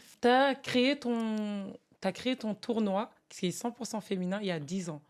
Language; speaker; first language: French; native; French